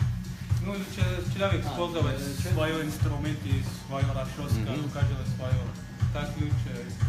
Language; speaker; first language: Russian; non-native, local second language; Georgian